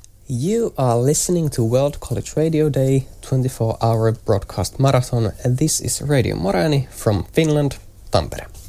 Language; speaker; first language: English; non-native, fluent; Finnish